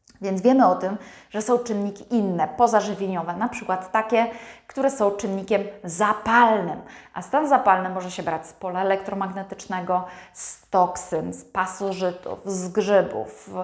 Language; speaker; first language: Polish; native; Polish